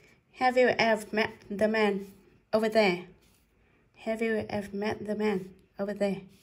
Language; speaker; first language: English; non-native, fluent; Vietnamese